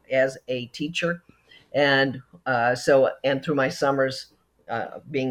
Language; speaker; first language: English; native; English